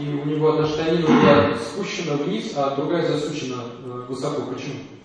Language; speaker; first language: Russian; native; Russian